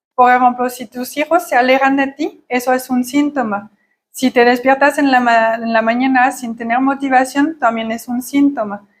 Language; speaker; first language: Spanish; non-native, fluent; French